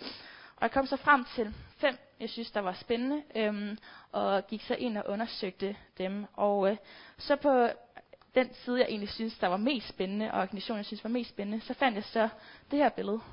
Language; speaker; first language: Danish; native; Danish